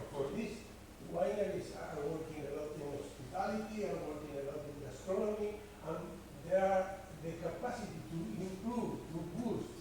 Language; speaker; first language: English; non-native, fluent; Spanish